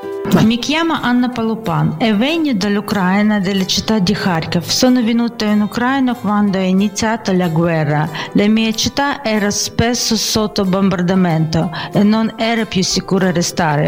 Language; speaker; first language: Italian; non-native, learner; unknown